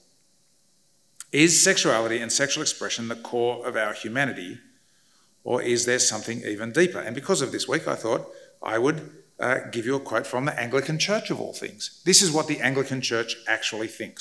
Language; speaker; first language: English; native; English